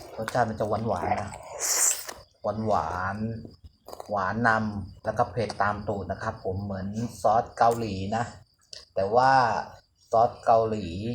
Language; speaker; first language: Thai; native; Thai